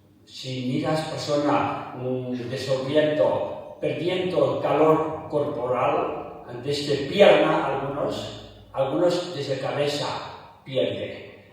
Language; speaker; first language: Spanish; non-native, fluent; Tibetan